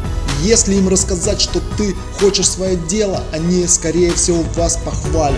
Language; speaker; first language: Russian; native; Russian